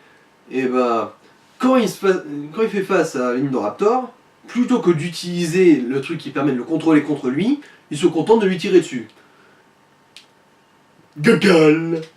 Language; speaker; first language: French; native; French